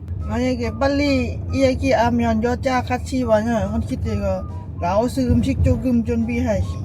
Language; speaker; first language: Korean; non-native, learner; Lao